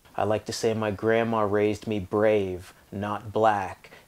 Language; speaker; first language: English; native; English